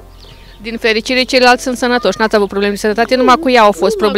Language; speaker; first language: Romanian; native; Romanian